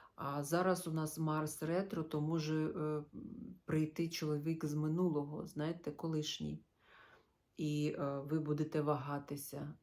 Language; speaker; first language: Ukrainian; non-native, local second language; Russian